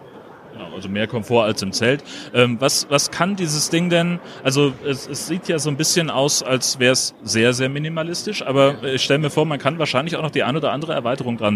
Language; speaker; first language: German; native; German